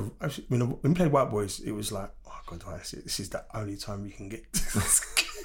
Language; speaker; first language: English; native; English